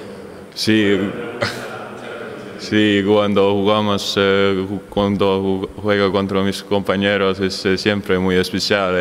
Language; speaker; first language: Spanish; non-native, learner; Estonian